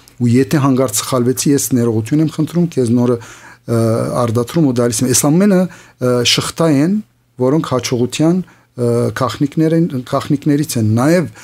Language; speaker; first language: Armenian; early bilingual, heritage; Armenian